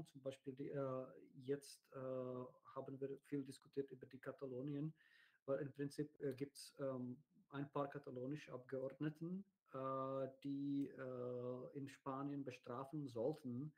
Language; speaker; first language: German; non-native, learner; Czech